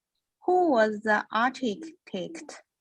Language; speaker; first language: English; non-native, learner; Chinese